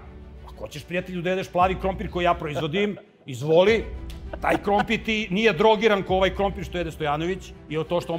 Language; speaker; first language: Serbian; native; Serbian